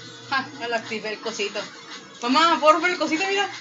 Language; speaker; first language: Spanish; native; Spanish